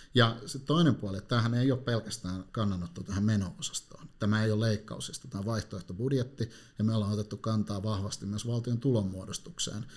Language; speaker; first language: Finnish; native; Finnish